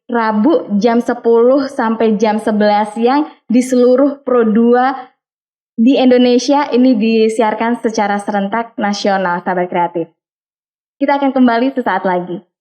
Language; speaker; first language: Indonesian; native; Indonesian